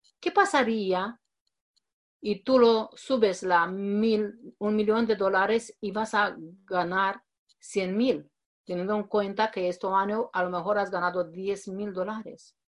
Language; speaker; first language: Spanish; non-native, fluent; Romanian